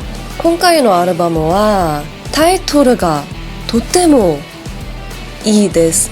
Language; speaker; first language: Japanese; non-native, learner; Korean